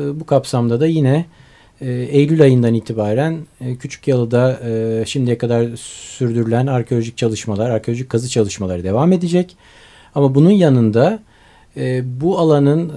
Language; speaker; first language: Turkish; native; Turkish